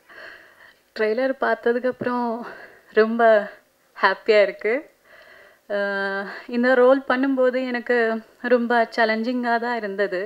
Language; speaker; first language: Tamil; non-native, fluent; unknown